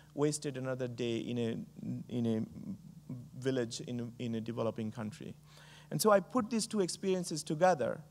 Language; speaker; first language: English; non-native, local second language; Bangla